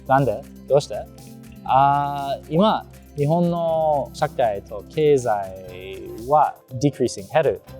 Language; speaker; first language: Japanese; non-native, learner; English